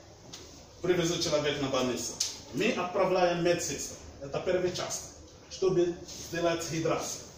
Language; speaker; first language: Russian; non-native, learner; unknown